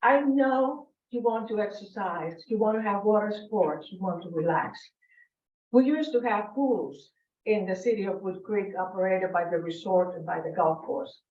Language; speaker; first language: English; non-native, fluent; Spanish